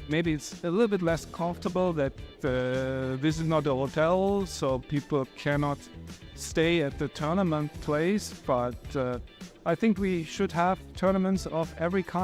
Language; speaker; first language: English; non-native, fluent; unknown